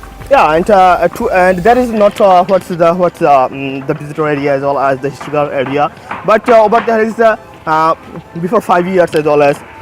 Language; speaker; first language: English; non-native, fluent; Bangla